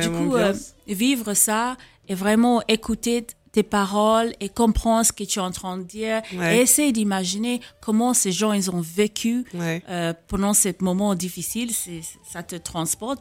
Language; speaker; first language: French; non-native, fluent; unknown